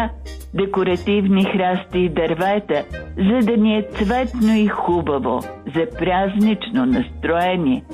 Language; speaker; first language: Bulgarian; native; Bulgarian